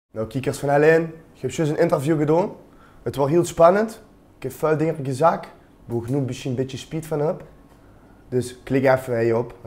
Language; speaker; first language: Dutch; non-native, local second language; Limburgish